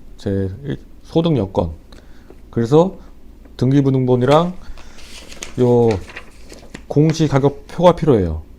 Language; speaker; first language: Korean; native; Korean